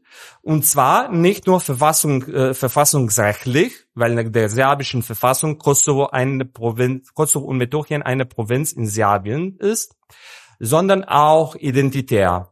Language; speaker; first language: German; non-native, fluent; Serbian